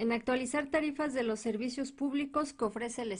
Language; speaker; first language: Spanish; native; Spanish